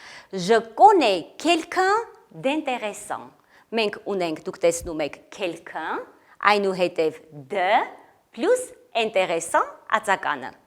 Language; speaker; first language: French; non-native, fluent; Armenian